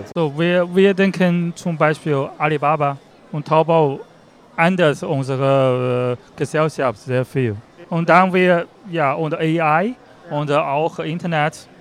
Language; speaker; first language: German; non-native, learner; Chinese